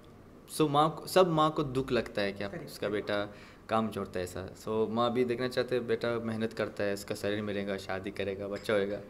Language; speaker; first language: Hindi; non-native, fluent; Arabic